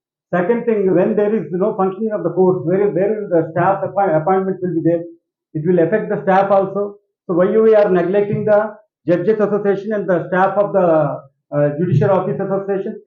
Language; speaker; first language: English; non-native, local second language; Telugu